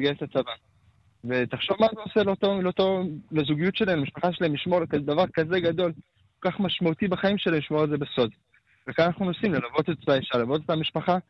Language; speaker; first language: Hebrew; native; Hebrew